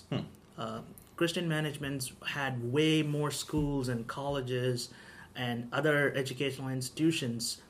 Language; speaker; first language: English; non-native, local second language; Tamil